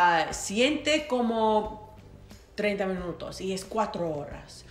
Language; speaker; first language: Spanish; non-native, learner; English